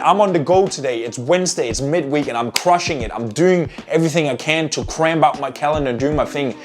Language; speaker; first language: English; non-native, fluent; Danish